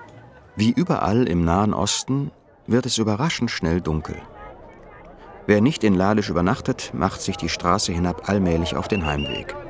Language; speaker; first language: German; native; German